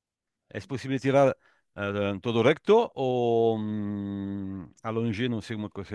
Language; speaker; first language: Spanish; non-native, learner; French